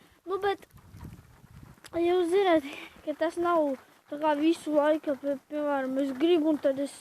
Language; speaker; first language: Latvian; non-native, local second language; Russian